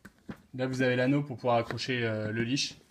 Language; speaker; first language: French; native; French